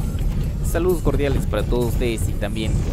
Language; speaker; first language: Spanish; native; Spanish